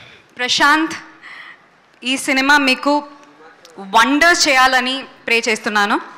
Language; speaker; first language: Telugu; non-native, learner; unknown